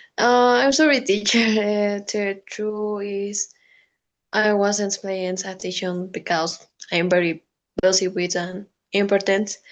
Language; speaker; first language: English; non-native, learner; Spanish